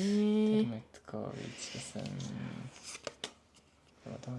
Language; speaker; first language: Mongolian; non-native, learner; Japanese